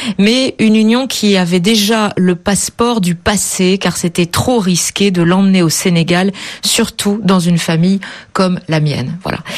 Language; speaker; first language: French; native; French